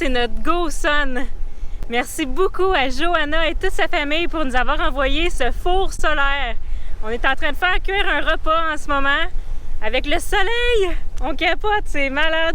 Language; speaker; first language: French; native; French